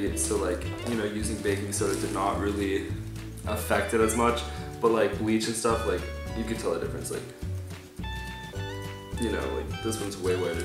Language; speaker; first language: English; native; English